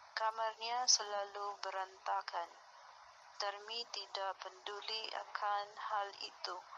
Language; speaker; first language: Indonesian; non-native, learner; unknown